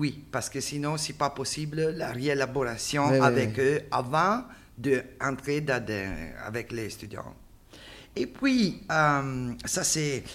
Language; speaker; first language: French; non-native, learner; Italian